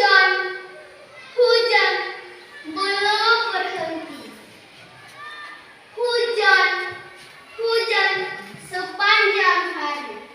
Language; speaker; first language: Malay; non-native, local second language; Tetum